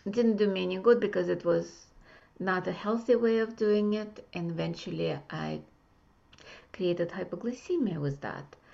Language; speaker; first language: English; non-native, fluent; Russian